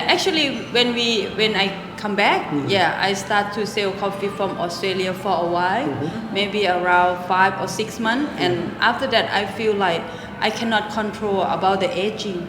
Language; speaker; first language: English; non-native, local second language; Thai